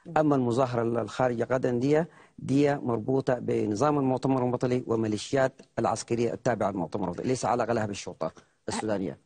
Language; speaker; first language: Arabic; native; Arabic